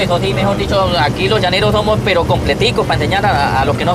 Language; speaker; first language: Spanish; native; Spanish